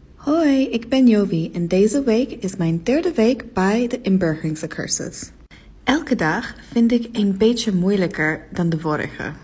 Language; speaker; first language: Dutch; non-native, learner; English